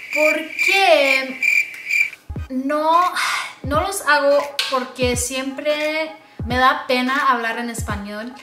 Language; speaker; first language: Spanish; early bilingual, other home language; English